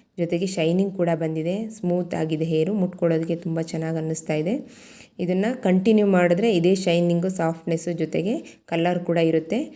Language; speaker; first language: Kannada; native; Kannada